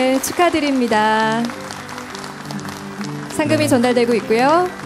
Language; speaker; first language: Korean; native; Korean